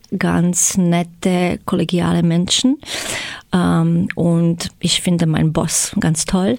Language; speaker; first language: German; non-native, fluent; Croatian